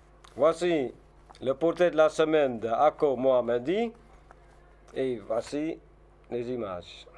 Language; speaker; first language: French; non-native, learner; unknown